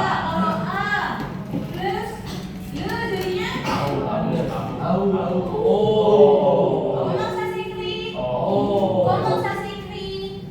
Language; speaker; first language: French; non-native, learner; Indonesian